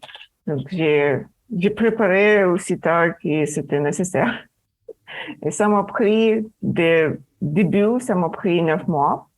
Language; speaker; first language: French; non-native, fluent; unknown